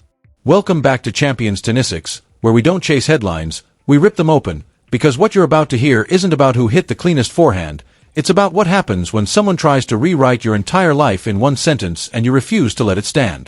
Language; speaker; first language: English; native; English